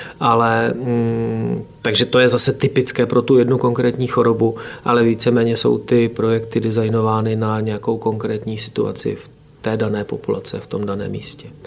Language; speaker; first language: Czech; native; Czech